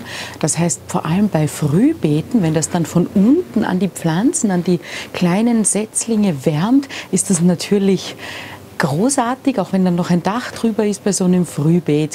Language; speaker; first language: German; native; German